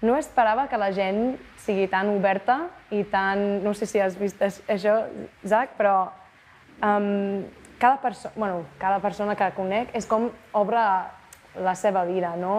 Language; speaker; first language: Catalan; non-native, fluent; English